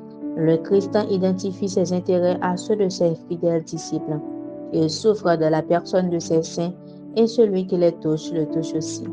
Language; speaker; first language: French; non-native, local second language; Haitian Creole